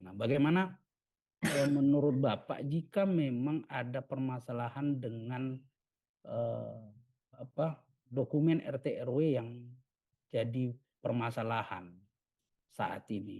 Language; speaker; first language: Indonesian; native; Indonesian